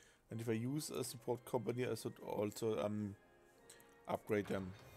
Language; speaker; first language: English; non-native, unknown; German